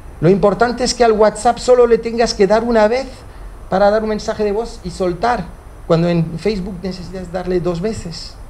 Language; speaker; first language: Spanish; early bilingual, heritage; Spanish